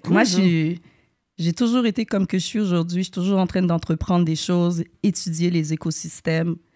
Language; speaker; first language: French; native; French